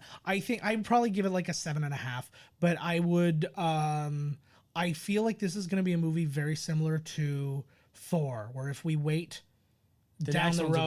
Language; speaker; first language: English; native; English